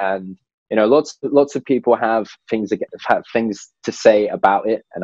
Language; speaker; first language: English; non-native, local second language; Cantonese